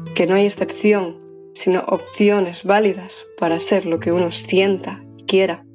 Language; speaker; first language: Spanish; native; Spanish